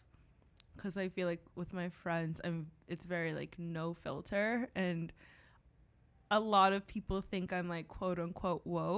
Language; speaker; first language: English; native; English